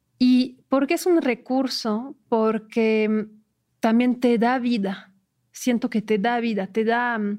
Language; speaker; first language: Spanish; non-native, fluent; French